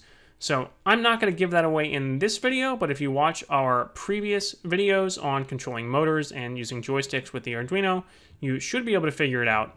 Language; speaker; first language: English; native; English